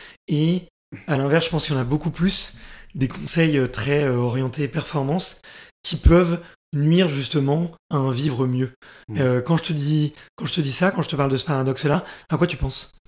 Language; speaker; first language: French; native; French